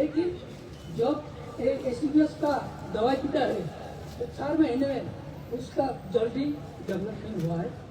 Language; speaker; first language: Hindi; non-native, local second language; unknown